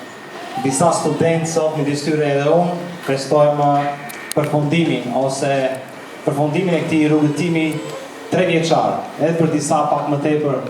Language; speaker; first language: Albanian; native; Albanian